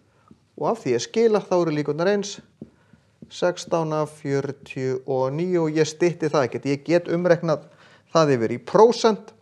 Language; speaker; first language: Icelandic; native; Icelandic